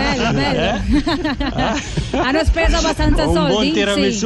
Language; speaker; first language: Italian; non-native, learner; Spanish